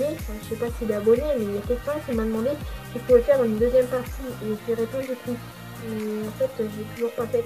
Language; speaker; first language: French; native; French